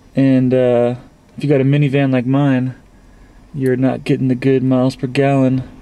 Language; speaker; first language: English; native; English